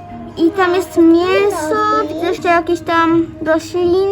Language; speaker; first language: Polish; early bilingual, heritage; Polish